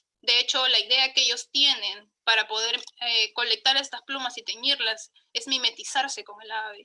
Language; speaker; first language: Spanish; native; Spanish